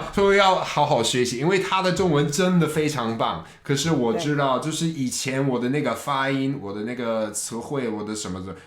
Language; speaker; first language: Chinese; non-native, fluent; English